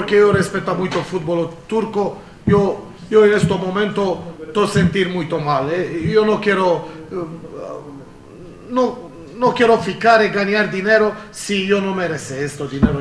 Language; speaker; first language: Portuguese; non-native, fluent; Romanian